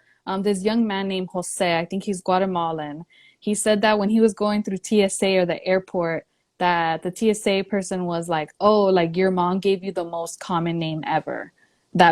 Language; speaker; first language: English; early bilingual, other home language; Spanish